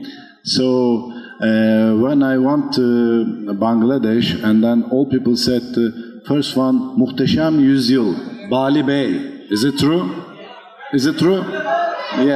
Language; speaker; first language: English; non-native, learner; Turkish